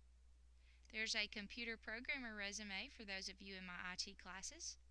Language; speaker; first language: English; native; English